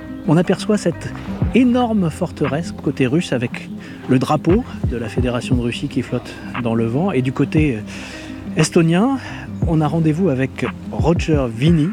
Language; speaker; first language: French; native; French